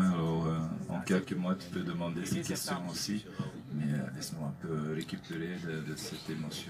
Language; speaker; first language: French; non-native, learner; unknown